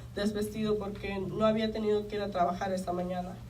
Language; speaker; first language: Spanish; early bilingual, heritage; Spanish